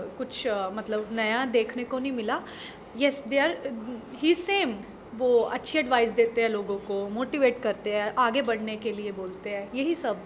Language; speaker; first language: Hindi; non-native, local second language; Punjabi